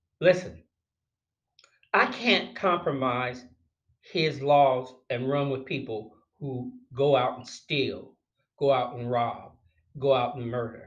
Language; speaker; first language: English; native; English